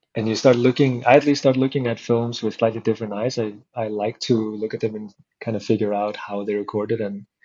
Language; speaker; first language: English; non-native, fluent; Icelandic